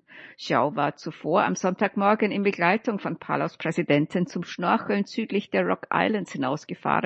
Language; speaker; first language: German; native; German